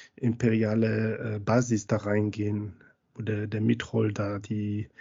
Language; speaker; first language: German; non-native, fluent; French